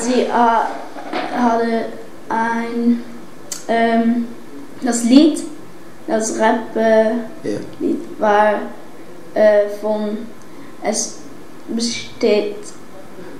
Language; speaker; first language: German; non-native, learner; Dutch